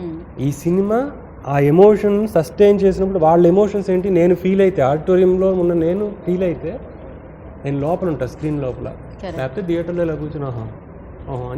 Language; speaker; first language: Telugu; native; Telugu